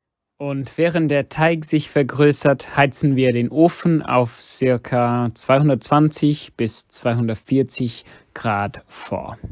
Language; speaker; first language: German; non-native, fluent; English